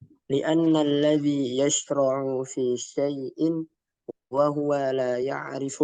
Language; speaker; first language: Arabic; non-native, learner; Indonesian